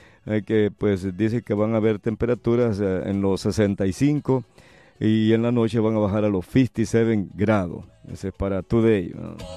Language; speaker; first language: Spanish; native; Spanish